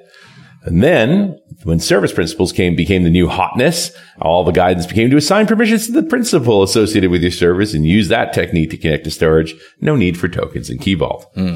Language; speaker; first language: English; native; English